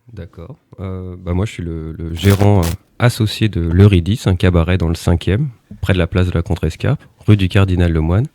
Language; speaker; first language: French; native; French